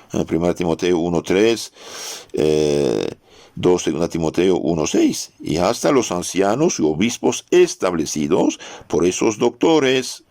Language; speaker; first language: Spanish; non-native, fluent; French